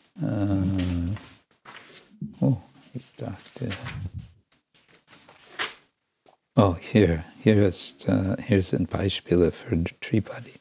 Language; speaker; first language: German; non-native, fluent; English